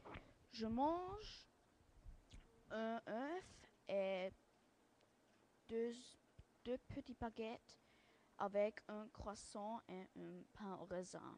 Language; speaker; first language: French; non-native, learner; English